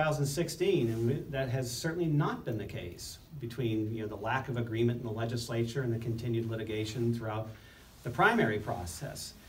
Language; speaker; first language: English; native; English